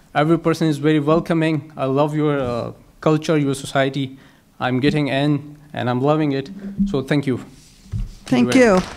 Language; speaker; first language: English; non-native, local second language; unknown